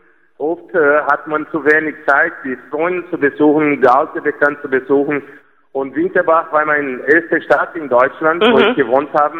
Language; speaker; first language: German; non-native, fluent; Portuguese